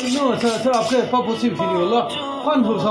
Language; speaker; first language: French; non-native, learner; Arabic